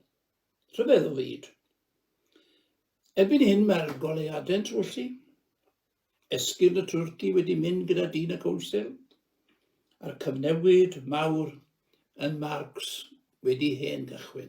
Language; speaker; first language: Welsh; native; Welsh